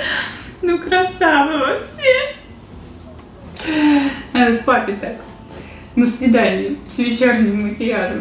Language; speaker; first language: Russian; native; Russian